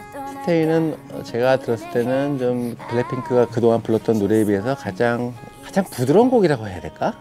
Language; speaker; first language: Korean; native; Korean